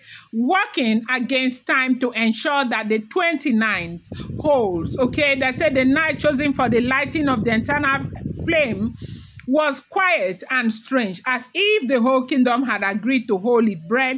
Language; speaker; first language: English; non-native, local second language; Yoruba